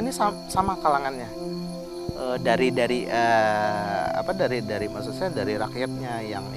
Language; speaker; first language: Indonesian; native; Indonesian